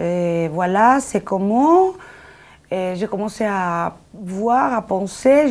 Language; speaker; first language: French; non-native, fluent; Spanish